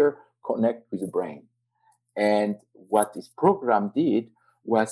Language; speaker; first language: English; non-native, fluent; French